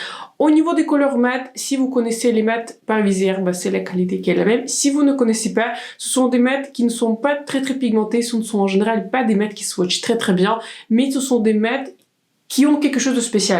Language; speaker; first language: French; native; French